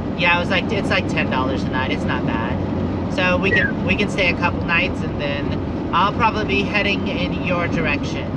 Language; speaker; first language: English; native; English